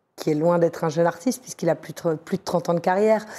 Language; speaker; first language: French; native; French